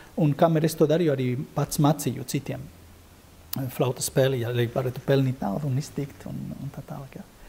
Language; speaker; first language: Latvian; non-native, fluent; Spanish